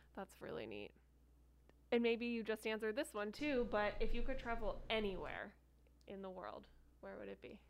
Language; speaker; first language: English; native; English